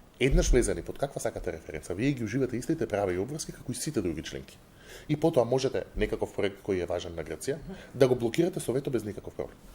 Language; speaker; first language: Macedonian; non-native, local second language; Albanian